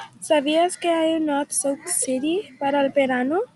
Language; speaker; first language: Spanish; early bilingual, heritage; Spanish